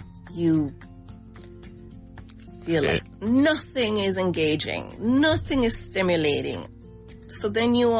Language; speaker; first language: English; non-native, fluent; Spanish